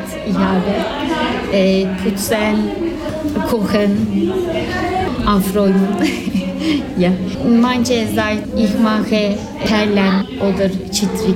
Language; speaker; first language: German; non-native, learner; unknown